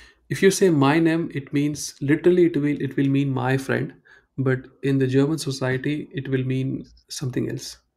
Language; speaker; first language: English; non-native, local second language; Hindi